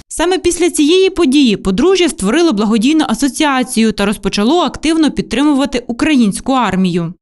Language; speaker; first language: Ukrainian; native; Ukrainian